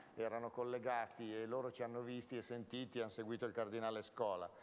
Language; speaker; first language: Italian; native; Italian